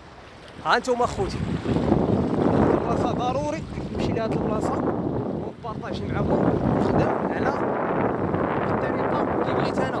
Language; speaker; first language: Arabic; native; Arabic